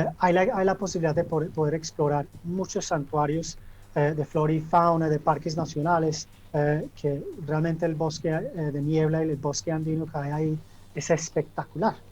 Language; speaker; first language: Spanish; early bilingual, heritage; Spanish